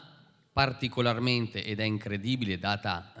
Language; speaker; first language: Italian; native; Italian